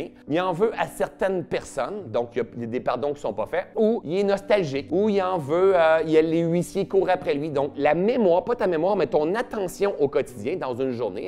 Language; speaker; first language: French; native; French